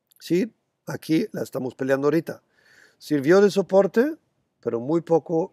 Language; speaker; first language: Spanish; non-native, fluent; German